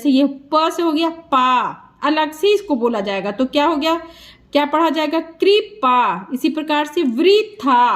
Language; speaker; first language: Hindi; native; Hindi